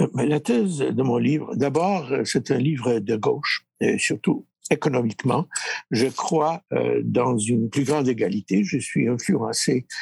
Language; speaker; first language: French; early bilingual, other home language; Polish